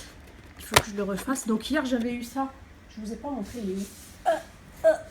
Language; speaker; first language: French; native; French